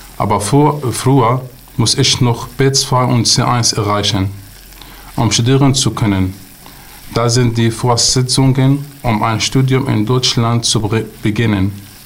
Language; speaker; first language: German; non-native, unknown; Arabic